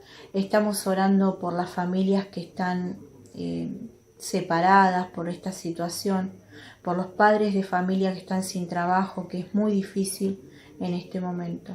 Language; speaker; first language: Spanish; native; Spanish